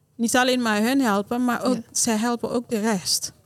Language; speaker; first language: Dutch; non-native, learner; Haitian Creole